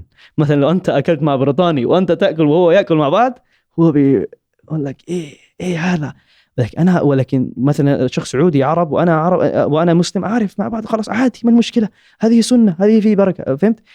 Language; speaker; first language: Arabic; non-native, learner; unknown